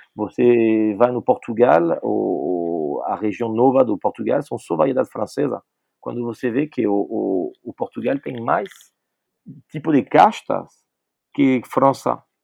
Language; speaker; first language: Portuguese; non-native, fluent; French